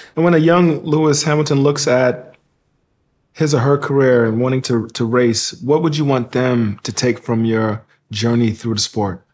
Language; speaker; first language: English; native; English